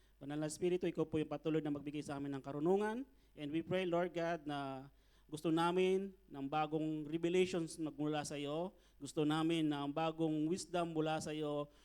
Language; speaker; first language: Filipino; native; Filipino